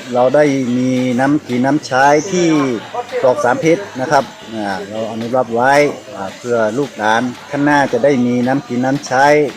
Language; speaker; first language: Thai; non-native, local second language; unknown